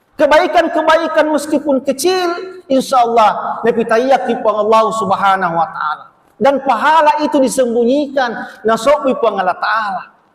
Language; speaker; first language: Malay; non-native, local second language; Buginese